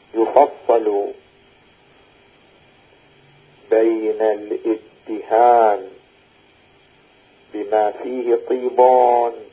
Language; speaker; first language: Arabic; native; Arabic